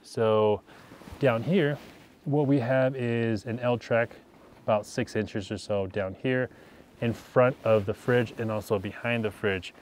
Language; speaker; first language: English; native; English